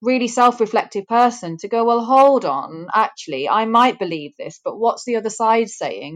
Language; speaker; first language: English; native; English